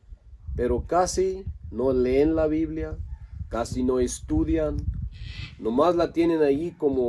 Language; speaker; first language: Spanish; non-native, local second language; Low German